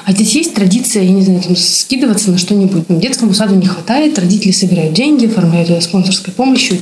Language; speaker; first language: Russian; native; Russian